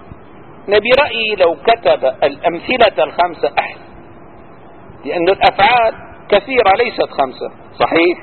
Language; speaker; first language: Arabic; native; Arabic